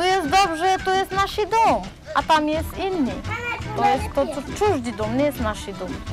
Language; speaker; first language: Polish; non-native, learner; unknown